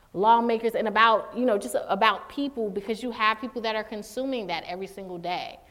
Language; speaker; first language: English; native; English